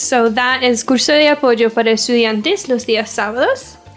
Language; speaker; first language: Spanish; non-native, fluent; English